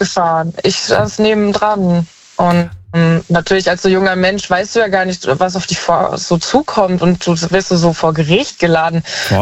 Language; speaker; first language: German; native; German